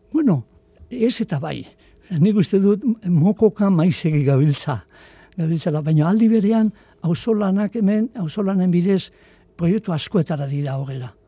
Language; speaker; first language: Basque; native; Basque